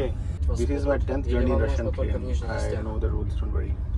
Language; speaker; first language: English; non-native, local second language; Hindi